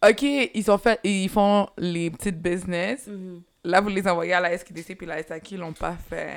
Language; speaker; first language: French; early bilingual, heritage; French